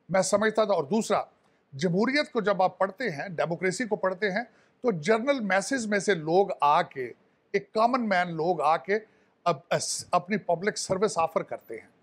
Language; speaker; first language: Urdu; non-native, local second language; Punjabi